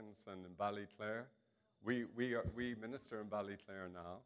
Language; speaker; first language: English; native; English